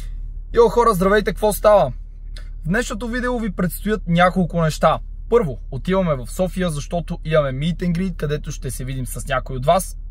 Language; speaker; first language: Bulgarian; native; Bulgarian